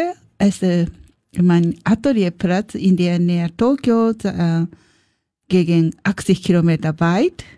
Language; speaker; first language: German; non-native, learner; Japanese